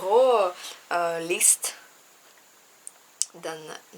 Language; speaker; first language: French; non-native, learner; Russian